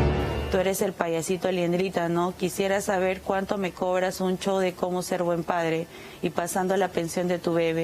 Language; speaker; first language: Spanish; native; Spanish